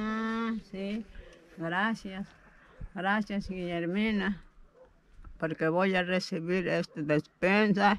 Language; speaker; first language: Spanish; non-native, local second language; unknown